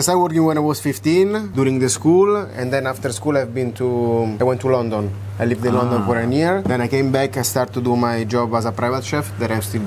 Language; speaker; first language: English; non-native, fluent; Italian